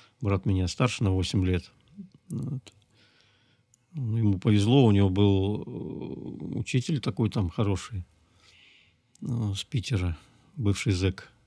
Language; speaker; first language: Russian; native; Russian